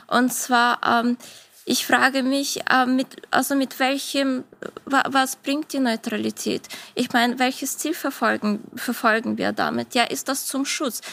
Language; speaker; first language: German; non-native, fluent; Ukrainian